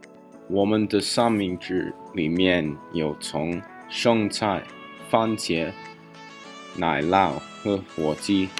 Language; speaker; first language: Chinese; non-native, learner; English